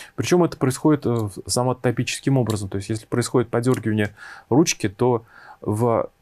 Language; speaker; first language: Russian; native; Russian